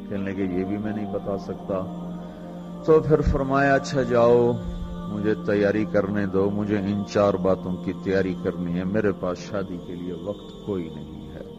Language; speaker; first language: Urdu; non-native, local second language; Punjabi